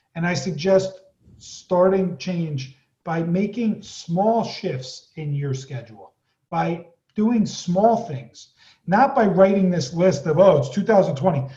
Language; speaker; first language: English; native; English